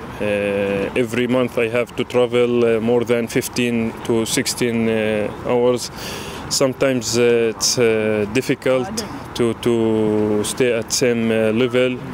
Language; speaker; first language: English; non-native, learner; Arabic